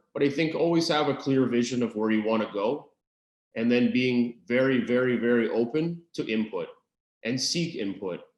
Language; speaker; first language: English; native; English